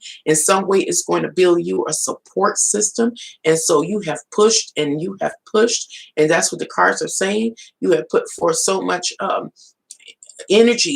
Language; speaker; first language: English; native; English